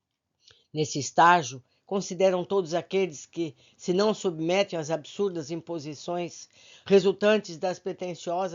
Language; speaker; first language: Portuguese; native; Portuguese